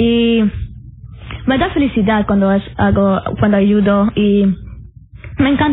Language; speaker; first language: Spanish; early bilingual, heritage; Spanish